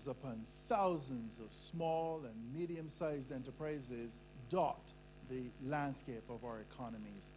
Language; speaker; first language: English; native; English